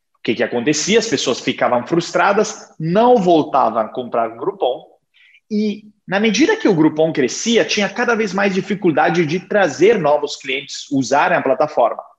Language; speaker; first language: Portuguese; non-native, fluent; Italian